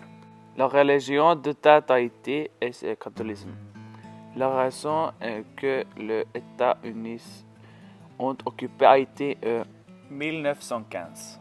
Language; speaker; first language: French; non-native, learner; Norwegian